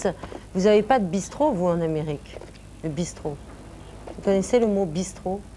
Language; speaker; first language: French; native; French